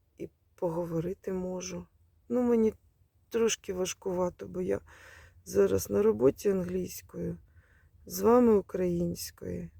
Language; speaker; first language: Ukrainian; non-native, local second language; Russian